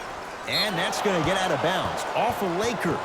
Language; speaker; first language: English; native; English